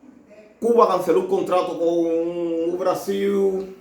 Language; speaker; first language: Portuguese; non-native, learner; Spanish